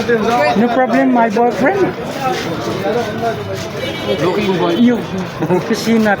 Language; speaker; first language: English; non-native, learner; Filipino